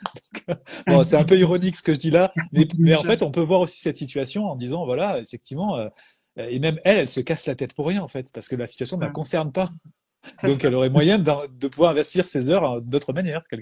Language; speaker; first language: French; native; French